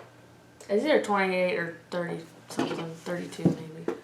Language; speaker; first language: English; native; English